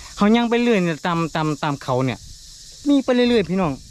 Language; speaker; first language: Thai; non-native, local second language; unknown